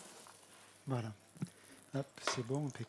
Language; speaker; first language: French; native; French